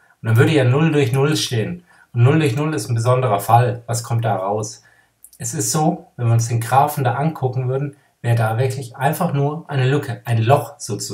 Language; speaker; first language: German; native; German